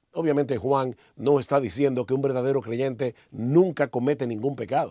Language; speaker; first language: Spanish; native; Spanish